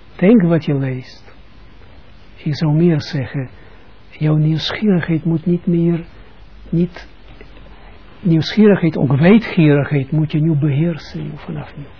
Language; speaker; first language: Dutch; non-native, fluent; Russian